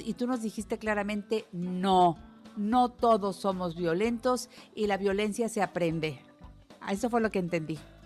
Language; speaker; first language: Spanish; native; Spanish